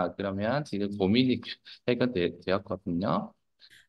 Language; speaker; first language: Korean; non-native, fluent; Vietnamese